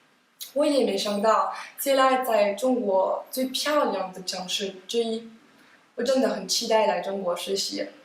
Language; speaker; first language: Chinese; non-native, fluent; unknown